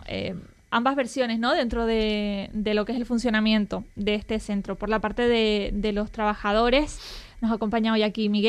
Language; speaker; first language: Spanish; native; Spanish